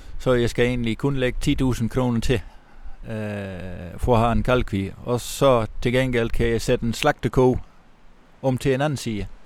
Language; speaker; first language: Danish; non-native, fluent; Dutch